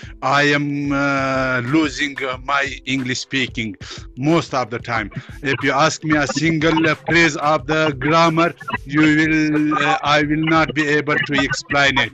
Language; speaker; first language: English; non-native, learner; Persian